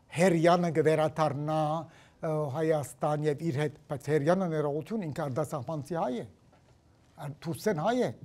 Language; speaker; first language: Armenian; early bilingual, heritage; Armenian